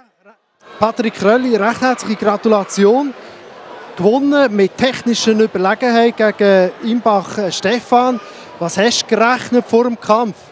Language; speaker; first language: German; native; German